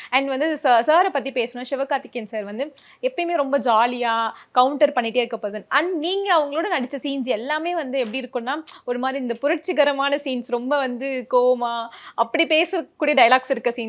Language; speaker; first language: Tamil; native; Tamil